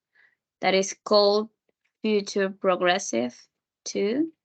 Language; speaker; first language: English; non-native, fluent; Spanish